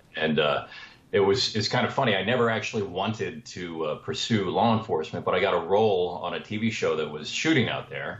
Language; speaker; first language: English; native; English